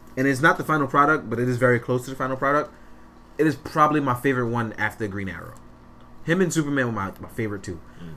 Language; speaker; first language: English; native; English